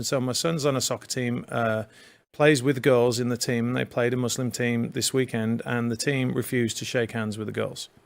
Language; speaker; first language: English; native; English